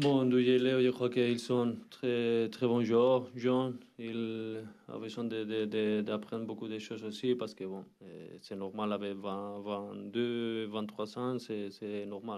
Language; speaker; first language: French; non-native, learner; Spanish